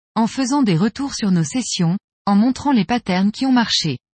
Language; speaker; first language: French; native; French